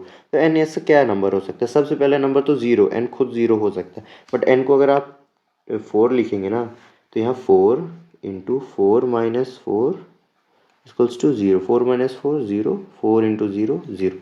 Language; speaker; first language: Hindi; native; Hindi